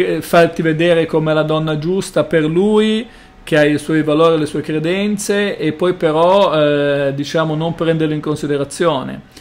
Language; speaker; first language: Italian; native; Italian